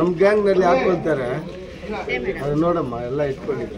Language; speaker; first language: Kannada; non-native, local second language; Tamil